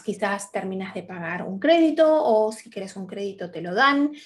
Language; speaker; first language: Spanish; native; Spanish